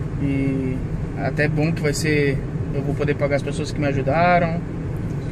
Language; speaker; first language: Portuguese; native; Portuguese